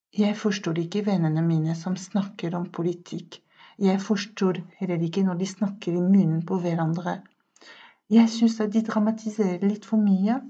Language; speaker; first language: Norwegian; non-native, fluent; French